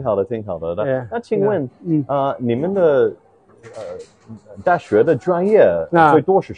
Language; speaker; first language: Chinese; non-native, fluent; English